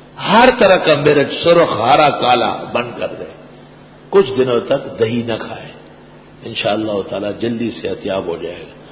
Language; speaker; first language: Urdu; non-native, local second language; Pashto